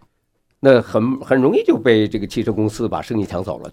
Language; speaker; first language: Chinese; native; Chinese